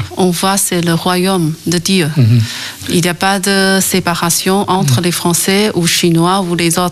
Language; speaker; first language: French; non-native, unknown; Chinese